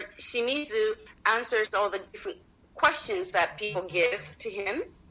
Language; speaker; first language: English; non-native, fluent; Japanese